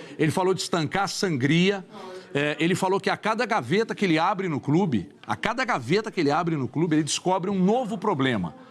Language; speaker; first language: Portuguese; native; Portuguese